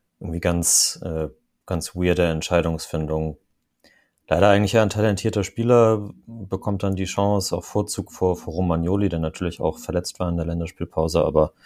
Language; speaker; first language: German; native; German